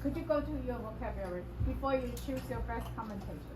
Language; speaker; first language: English; non-native, fluent; Chinese